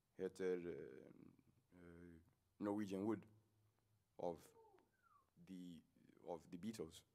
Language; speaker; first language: Swedish; non-native, fluent; English